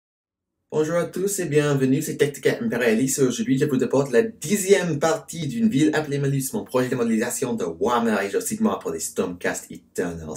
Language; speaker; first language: French; non-native, fluent; English